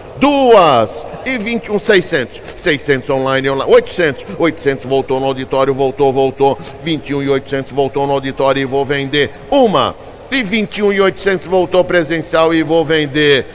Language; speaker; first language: Portuguese; native; Portuguese